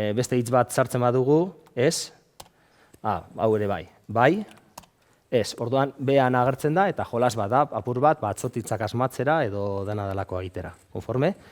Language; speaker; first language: Basque; native; Basque